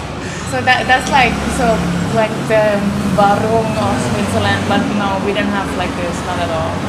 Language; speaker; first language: English; non-native, fluent; Swiss German